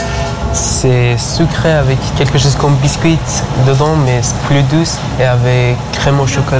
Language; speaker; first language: French; non-native, learner; Persian